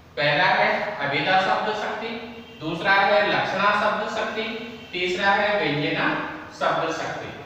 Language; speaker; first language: Hindi; native; Hindi